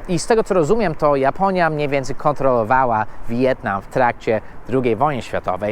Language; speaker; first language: Polish; non-native, fluent; English